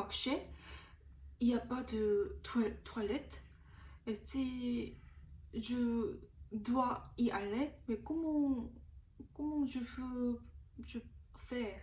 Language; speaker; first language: French; non-native, learner; Korean